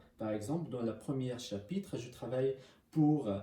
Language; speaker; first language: French; non-native, learner; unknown